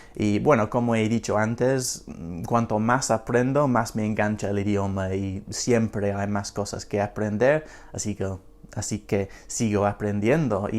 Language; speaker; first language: Spanish; non-native, fluent; English